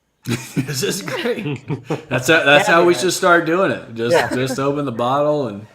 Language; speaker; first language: English; native; English